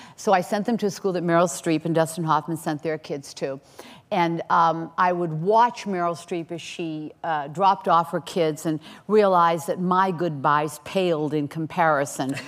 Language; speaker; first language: English; native; English